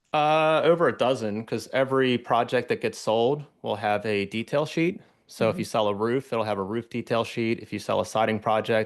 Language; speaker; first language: English; native; English